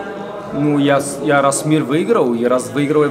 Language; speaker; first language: Russian; non-native, learner; Bulgarian